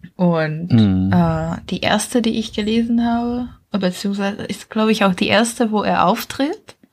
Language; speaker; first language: German; non-native, fluent; Czech